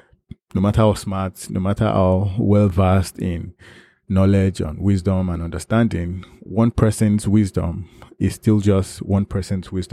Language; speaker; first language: English; non-native, local second language; Yoruba